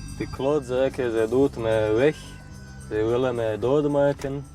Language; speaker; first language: Dutch; non-native, learner; Chechen